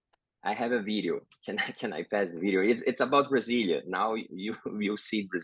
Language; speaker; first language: English; non-native, learner; Portuguese